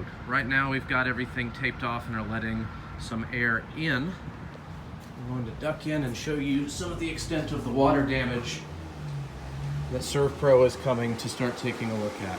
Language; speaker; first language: English; native; English